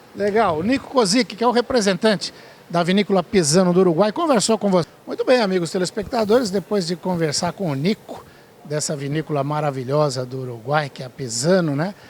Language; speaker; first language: Portuguese; native; Portuguese